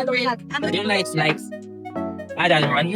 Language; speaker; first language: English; non-native, local second language; Filipino